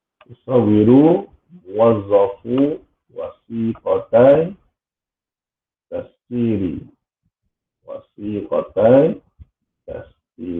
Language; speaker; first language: Arabic; non-native, fluent; Malay